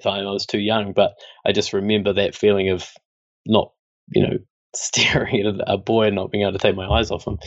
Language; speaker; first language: English; native; English